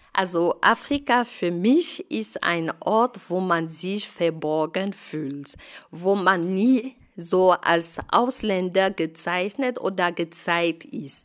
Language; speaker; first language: German; non-native, fluent; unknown